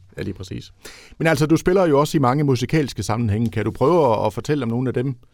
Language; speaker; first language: Danish; native; Danish